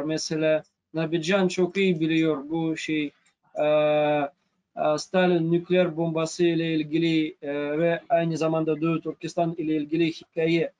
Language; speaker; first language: Turkish; non-native, fluent; Russian